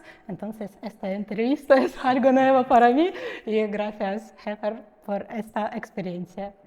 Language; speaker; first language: Spanish; non-native, fluent; Russian